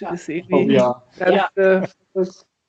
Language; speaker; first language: German; native; German